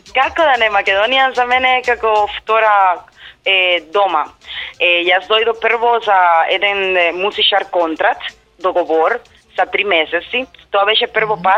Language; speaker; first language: Macedonian; non-native, learner; Spanish